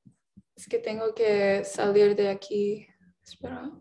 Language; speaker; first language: Spanish; non-native, fluent; English